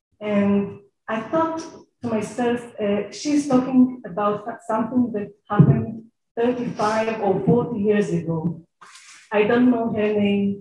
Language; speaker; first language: English; non-native, fluent; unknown